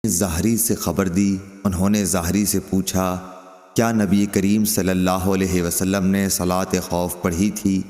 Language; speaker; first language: Urdu; native; Urdu